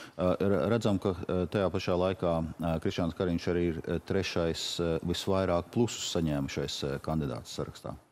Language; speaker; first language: Latvian; native; Latvian